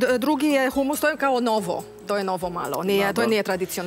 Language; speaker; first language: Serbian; non-native, learner; Romanian